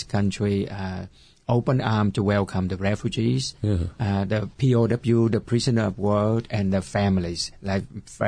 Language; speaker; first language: English; non-native, fluent; Vietnamese